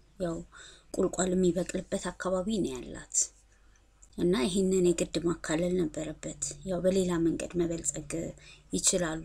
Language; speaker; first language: Amharic; native; Amharic